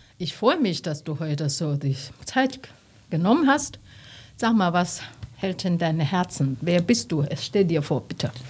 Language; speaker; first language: German; non-native, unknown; Chinese